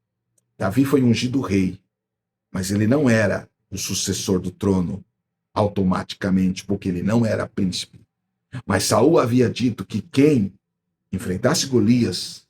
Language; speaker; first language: Portuguese; native; Portuguese